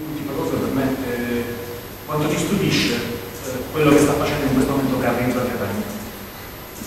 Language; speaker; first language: Italian; native; Italian